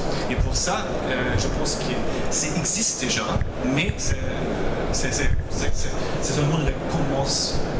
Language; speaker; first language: French; non-native, local second language; German